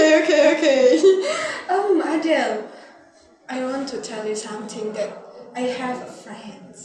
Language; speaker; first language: English; non-native, learner; Indonesian